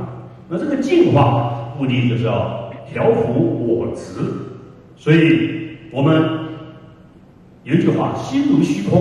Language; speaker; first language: Chinese; native; Chinese